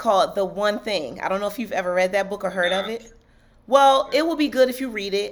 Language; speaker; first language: English; native; English